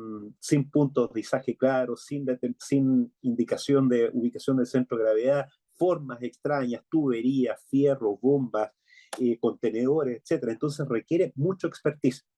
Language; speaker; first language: Spanish; native; Spanish